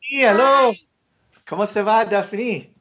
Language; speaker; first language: French; non-native, learner; English